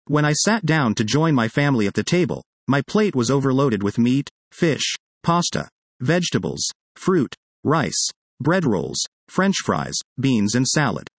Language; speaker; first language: English; early bilingual, other home language; Persian